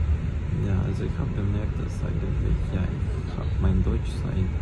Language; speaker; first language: German; non-native, learner; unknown